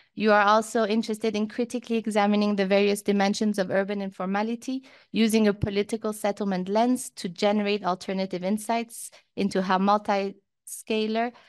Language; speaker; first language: English; early bilingual, other home language; Persian